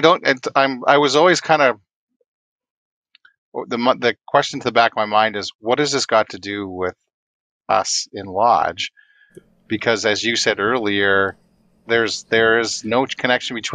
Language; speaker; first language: English; native; English